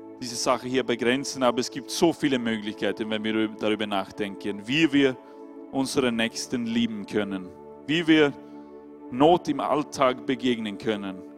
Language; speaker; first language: German; non-native, fluent; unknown